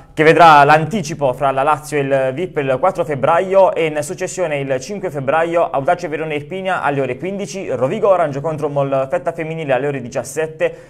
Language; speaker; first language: Italian; native; Italian